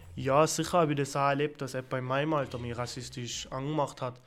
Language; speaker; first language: German; early bilingual, other home language; Turkish